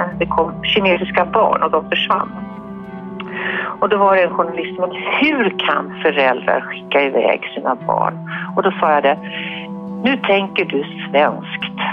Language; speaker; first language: Swedish; native; Swedish